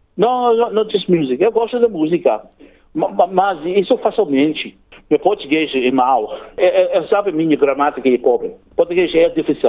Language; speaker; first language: Portuguese; non-native, learner; English